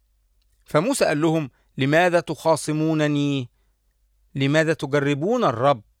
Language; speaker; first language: Arabic; native; Arabic